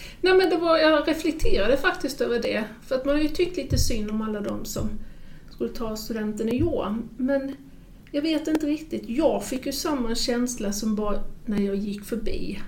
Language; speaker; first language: Swedish; native; Swedish